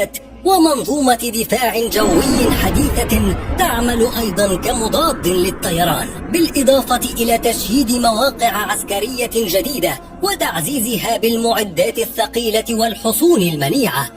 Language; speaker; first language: Arabic; native; Arabic